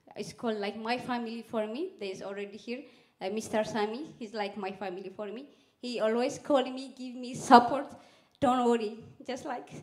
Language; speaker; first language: English; non-native, fluent; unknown